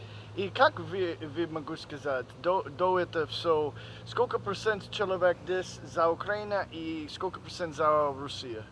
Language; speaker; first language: Russian; non-native, learner; English